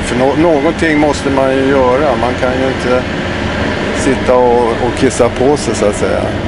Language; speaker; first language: Swedish; native; Swedish